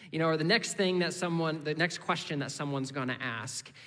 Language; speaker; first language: English; native; English